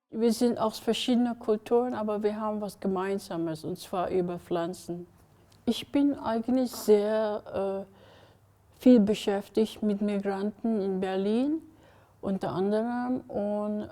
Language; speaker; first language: German; non-native, fluent; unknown